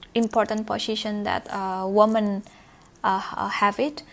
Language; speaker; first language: English; non-native, learner; Indonesian